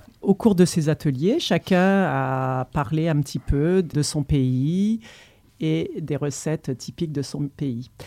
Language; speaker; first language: French; native; French